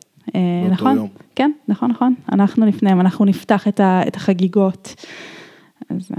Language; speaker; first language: Hebrew; native; Hebrew